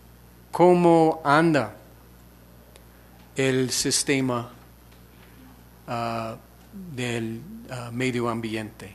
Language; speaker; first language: Spanish; non-native, fluent; English